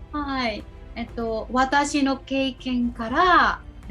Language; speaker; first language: Japanese; non-native, local second language; Filipino